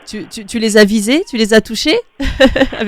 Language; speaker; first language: French; native; French